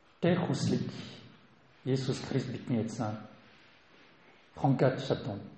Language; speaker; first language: Mongolian; non-native, learner; French